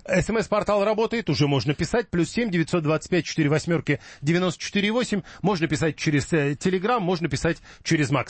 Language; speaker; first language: Russian; native; Russian